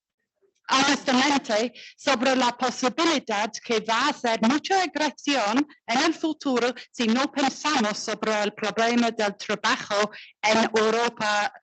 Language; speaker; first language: Spanish; non-native, learner; English